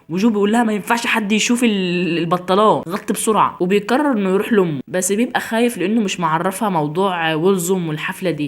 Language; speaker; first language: Arabic; native; Arabic